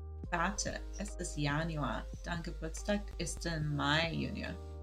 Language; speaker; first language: German; non-native, learner; Spanish